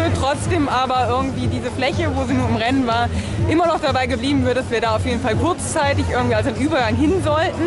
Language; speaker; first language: German; native; German